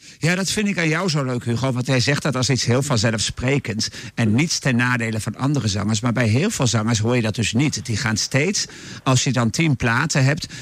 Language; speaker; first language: Dutch; native; Dutch